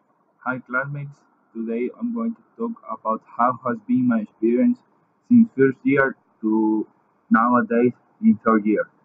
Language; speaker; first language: English; non-native, fluent; Spanish